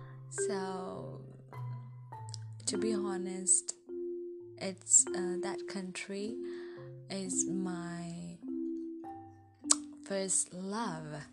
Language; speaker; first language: English; non-native, local second language; Malayalam